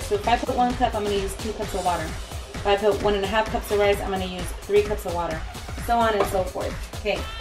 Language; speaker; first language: English; early bilingual, other home language; Spanish